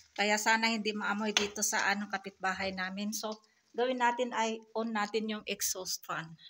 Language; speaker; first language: Filipino; non-native, local second language; Iloko